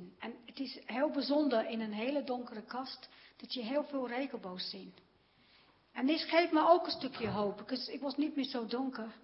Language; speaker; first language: Dutch; non-native, fluent; English